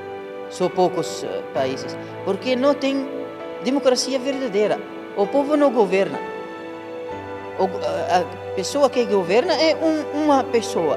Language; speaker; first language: Portuguese; non-native, learner; Arabic